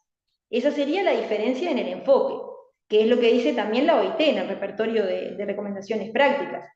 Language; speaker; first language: Spanish; native; Spanish